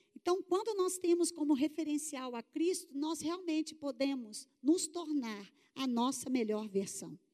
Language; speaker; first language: Portuguese; native; Portuguese